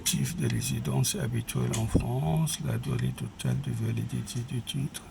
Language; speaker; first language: French; non-native, fluent; Arabic